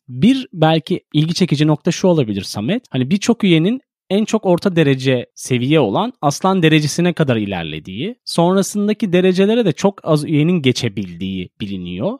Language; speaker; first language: Turkish; native; Turkish